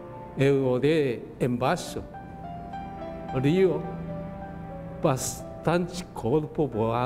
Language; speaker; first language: Portuguese; non-native, learner; Japanese